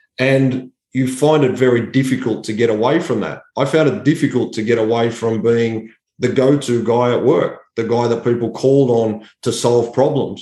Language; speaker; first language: English; native; English